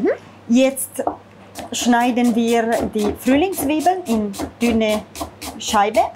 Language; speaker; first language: German; non-native, fluent; Italian